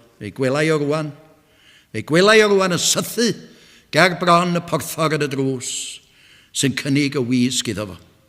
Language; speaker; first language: Welsh; native; Welsh